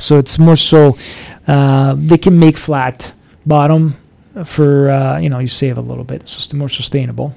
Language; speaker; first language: English; early bilingual, other home language; Italian